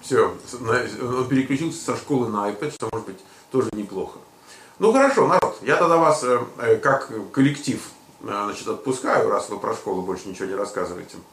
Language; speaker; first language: Russian; native; Russian